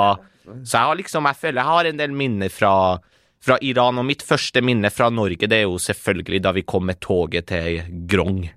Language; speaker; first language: Norwegian; early bilingual, other home language; Persian